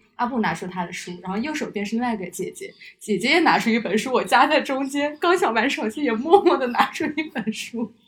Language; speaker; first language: Chinese; native; Chinese